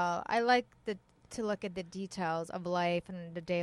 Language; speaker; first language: English; early bilingual, other home language; Persian